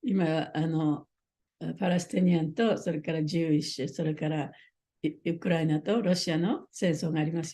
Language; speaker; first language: Japanese; native; Japanese